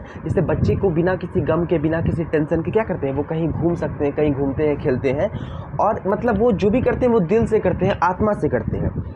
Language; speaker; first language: Hindi; native; Hindi